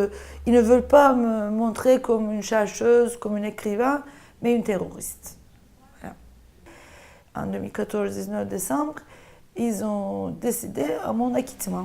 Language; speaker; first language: French; non-native, fluent; Turkish